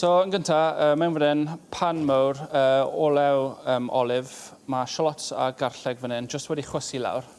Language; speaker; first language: Welsh; native; Welsh